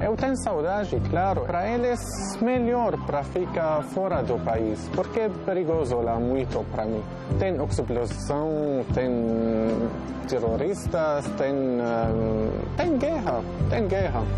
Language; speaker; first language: Portuguese; non-native, learner; Arabic